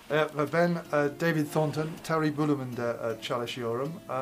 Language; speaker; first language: Turkish; non-native, learner; English